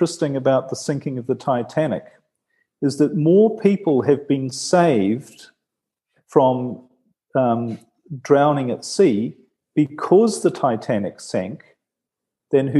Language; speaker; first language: English; native; English